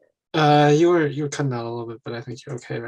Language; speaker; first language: English; native; English